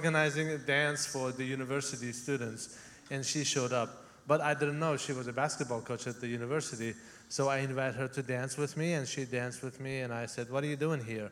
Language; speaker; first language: English; non-native, fluent; Uzbek